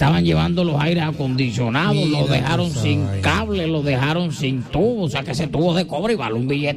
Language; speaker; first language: Spanish; native; Spanish